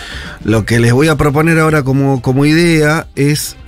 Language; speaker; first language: Spanish; native; Spanish